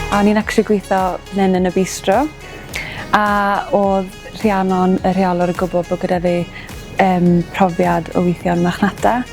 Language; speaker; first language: Welsh; native; Welsh